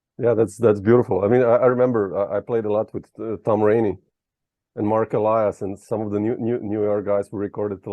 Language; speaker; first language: English; non-native, fluent; Slovenian